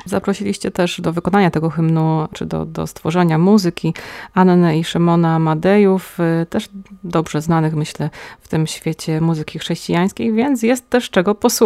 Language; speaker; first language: Polish; native; Polish